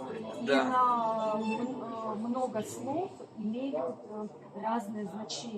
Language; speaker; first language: Russian; native; Russian